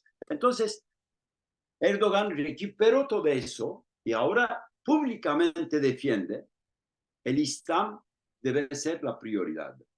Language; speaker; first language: Spanish; non-native, fluent; Turkish